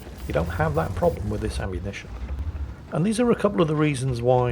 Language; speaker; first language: English; native; English